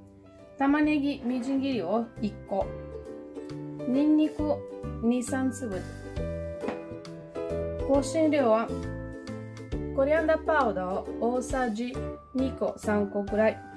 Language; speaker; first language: Japanese; non-native, fluent; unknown